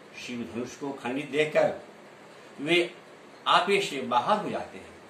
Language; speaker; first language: Hindi; native; Hindi